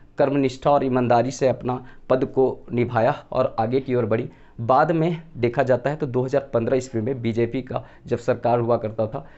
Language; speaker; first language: Hindi; native; Hindi